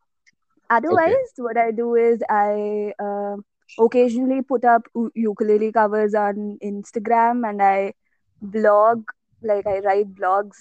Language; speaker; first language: English; non-native, local second language; Malayalam